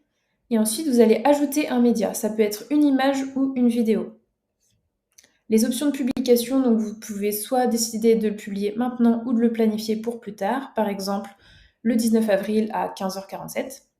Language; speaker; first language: French; native; French